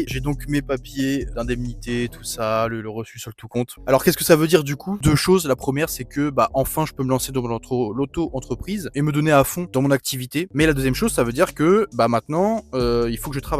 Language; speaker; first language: French; native; French